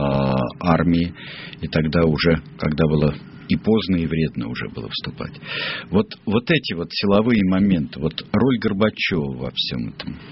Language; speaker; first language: Russian; native; Russian